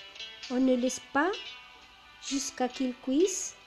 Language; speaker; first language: French; non-native, local second language; Arabic